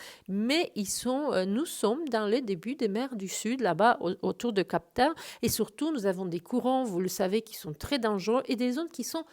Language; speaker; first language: French; native; French